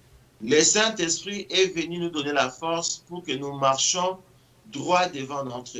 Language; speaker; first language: French; non-native, local second language; Lingala